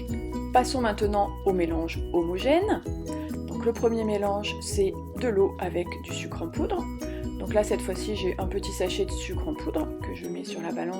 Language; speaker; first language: French; native; French